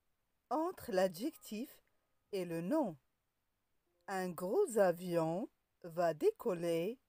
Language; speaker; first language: French; non-native, local second language; Arabic